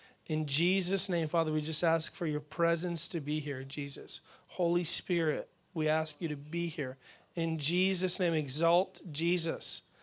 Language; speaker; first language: English; early bilingual, other home language; Ukrainian